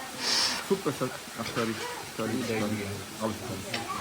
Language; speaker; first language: German; early bilingual, other home language; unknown